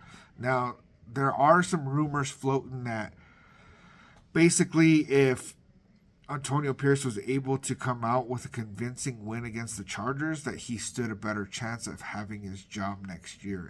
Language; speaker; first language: English; native; English